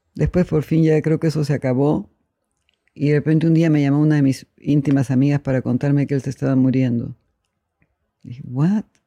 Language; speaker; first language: Spanish; native; Spanish